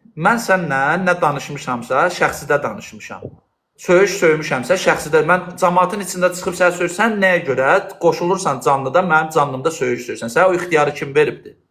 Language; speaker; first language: Azerbaijani; non-native, local second language; Lezghian